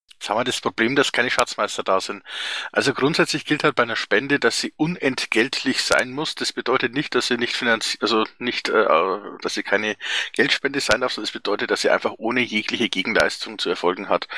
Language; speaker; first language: German; native; German